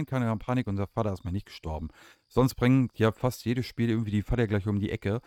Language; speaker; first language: German; native; German